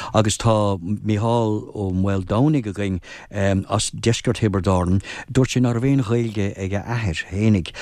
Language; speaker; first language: Irish; non-native, local second language; English